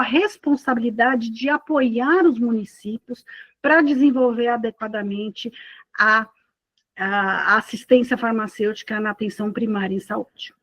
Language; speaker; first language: Portuguese; native; Portuguese